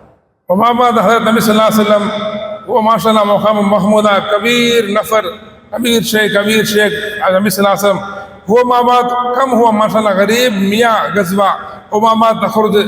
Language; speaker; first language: Arabic; non-native, learner; Indonesian